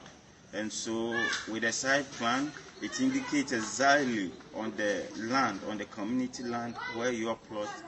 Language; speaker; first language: English; non-native, local second language; Akan